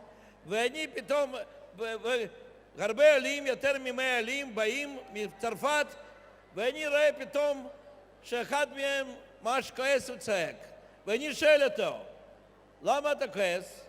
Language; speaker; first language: Hebrew; non-native, fluent; Russian